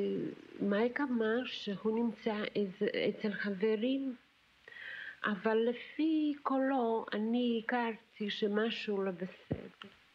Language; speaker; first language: Hebrew; non-native, fluent; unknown